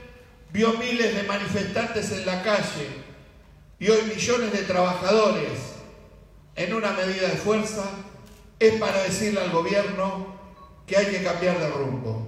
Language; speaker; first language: Spanish; native; Spanish